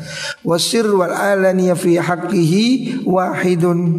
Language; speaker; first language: Arabic; non-native, fluent; Javanese